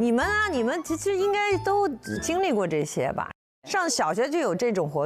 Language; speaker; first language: Chinese; native; Chinese